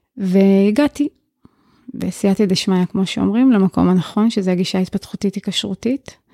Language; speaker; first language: Hebrew; native; Hebrew